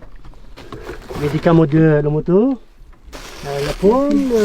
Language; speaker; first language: French; non-native, learner; Central Atlas Tamazight